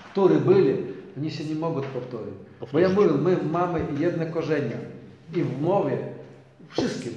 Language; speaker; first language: Polish; non-native, learner; Ukrainian